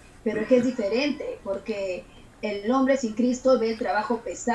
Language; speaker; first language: Spanish; native; Spanish